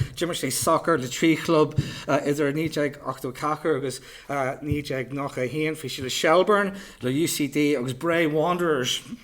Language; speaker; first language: Irish; native; Irish